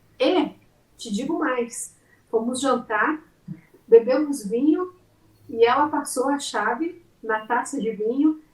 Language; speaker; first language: Portuguese; native; Portuguese